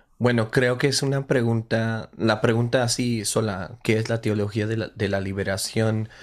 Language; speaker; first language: Spanish; early bilingual, heritage; Spanish